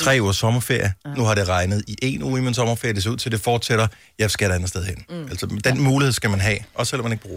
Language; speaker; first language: Danish; native; Danish